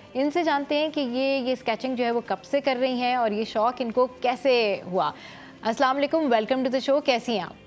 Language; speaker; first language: Urdu; native; Urdu